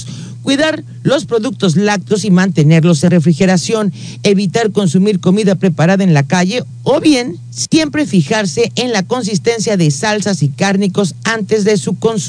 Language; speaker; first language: Spanish; native; Spanish